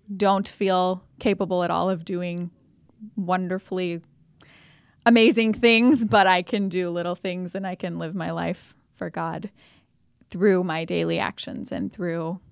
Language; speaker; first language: English; native; English